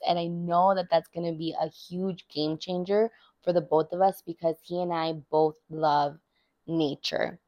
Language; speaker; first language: English; early bilingual, other home language; Spanish